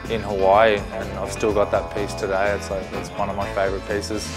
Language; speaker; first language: English; native; English